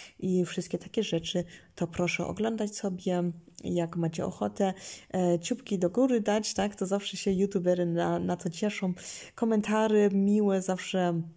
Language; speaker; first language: Polish; early bilingual, heritage; Polish